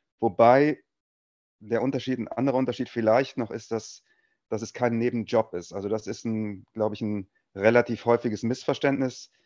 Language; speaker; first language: German; native; German